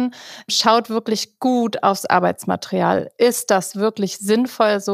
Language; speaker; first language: German; native; German